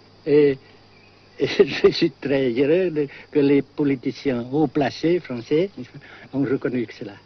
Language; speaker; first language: French; non-native, fluent; Vietnamese